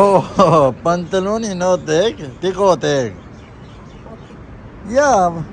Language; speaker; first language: English; non-native, learner; Urdu